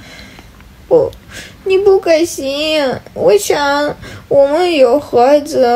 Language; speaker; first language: Chinese; non-native, learner; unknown